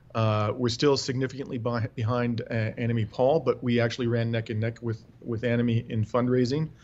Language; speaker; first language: English; native; English